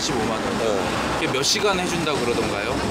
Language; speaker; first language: Korean; native; Korean